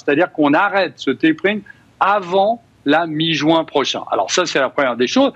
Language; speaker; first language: French; native; French